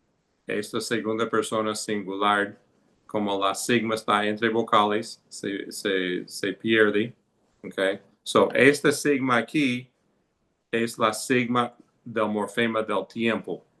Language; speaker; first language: Spanish; non-native, fluent; English